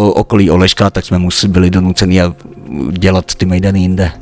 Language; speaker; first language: Czech; native; Czech